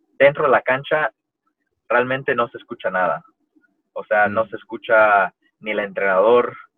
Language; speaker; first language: Spanish; early bilingual, heritage; Spanish